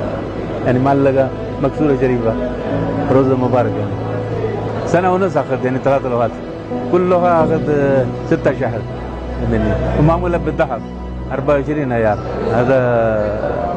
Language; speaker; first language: Arabic; non-native, fluent; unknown